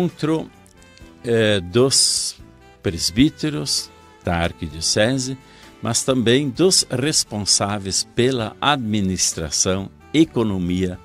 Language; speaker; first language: Portuguese; native; Portuguese